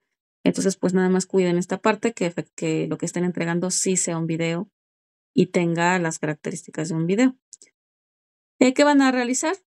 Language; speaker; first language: Spanish; native; Spanish